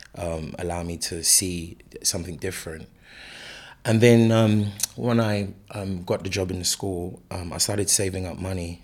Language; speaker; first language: English; native; English